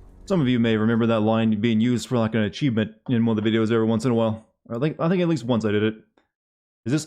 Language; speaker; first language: English; native; English